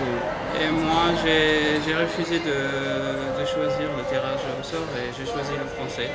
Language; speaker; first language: French; non-native, fluent; Arabic